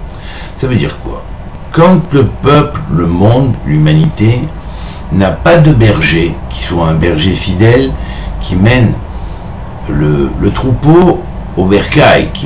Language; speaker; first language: French; native; French